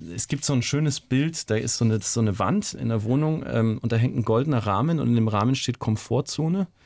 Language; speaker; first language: German; native; German